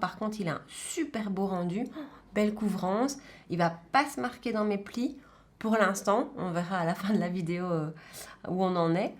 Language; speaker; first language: French; native; French